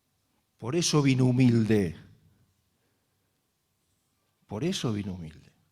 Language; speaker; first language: Spanish; native; Spanish